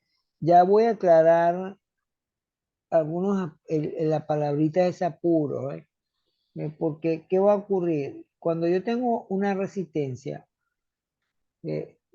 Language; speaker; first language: Spanish; native; Spanish